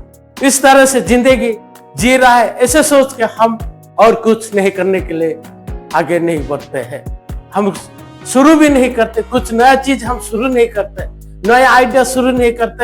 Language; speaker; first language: Hindi; non-native, local second language; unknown